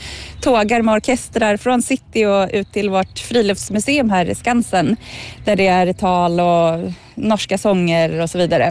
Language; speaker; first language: Swedish; native; Swedish